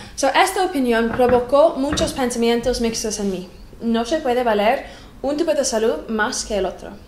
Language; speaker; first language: Spanish; non-native, fluent; English